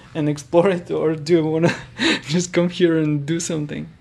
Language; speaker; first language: English; non-native, fluent; Bulgarian